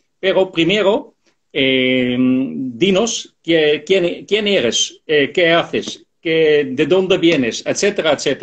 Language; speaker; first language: Spanish; non-native, fluent; Dutch